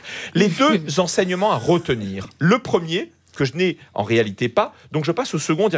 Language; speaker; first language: French; native; French